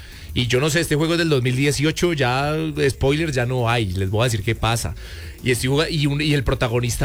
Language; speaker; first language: Spanish; native; Spanish